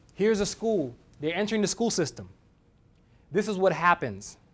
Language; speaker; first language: English; native; English